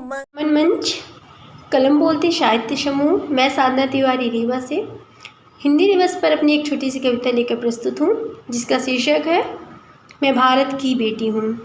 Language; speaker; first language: Hindi; native; Hindi